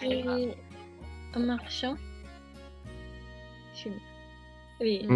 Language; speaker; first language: French; non-native, learner; Japanese